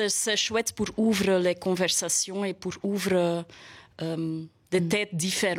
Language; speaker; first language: French; non-native, local second language; Dutch